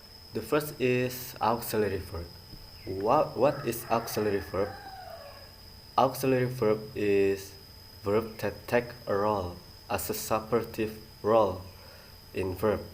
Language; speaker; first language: English; non-native, learner; Indonesian